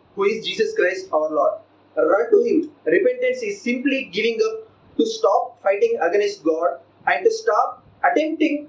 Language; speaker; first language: English; non-native, local second language; Telugu